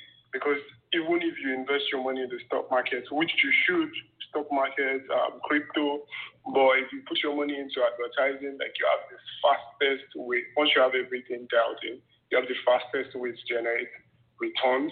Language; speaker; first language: English; non-native, local second language; Yoruba